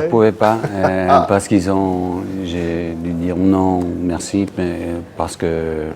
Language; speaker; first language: French; non-native, fluent; English